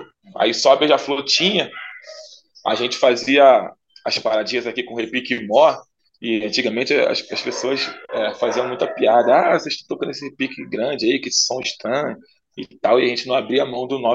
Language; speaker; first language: Portuguese; native; Portuguese